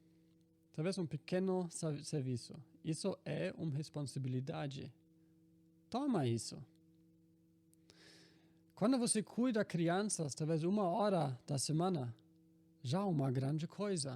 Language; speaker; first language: Portuguese; non-native, fluent; German